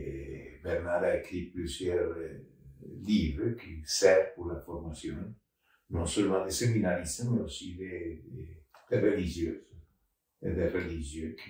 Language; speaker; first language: French; non-native, fluent; Spanish